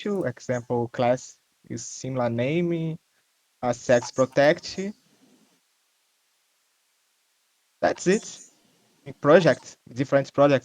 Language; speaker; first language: English; non-native, learner; Portuguese